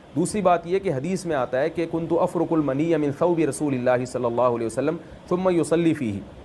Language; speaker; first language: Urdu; native; Urdu